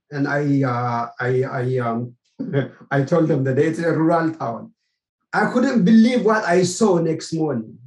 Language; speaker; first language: English; non-native, fluent; Amharic